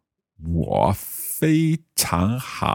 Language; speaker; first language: Chinese; non-native, learner; English